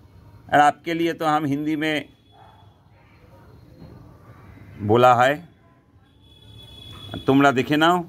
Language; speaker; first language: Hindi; non-native, local second language; Bangla